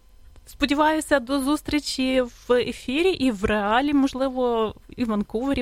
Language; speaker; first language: Ukrainian; native; Ukrainian